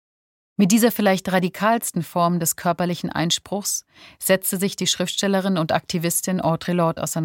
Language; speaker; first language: German; native; German